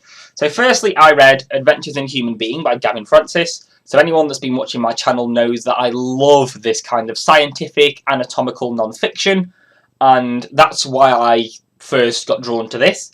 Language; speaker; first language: English; native; English